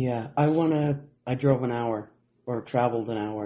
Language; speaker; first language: English; native; English